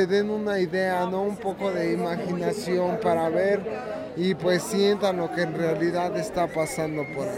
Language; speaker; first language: Spanish; native; Spanish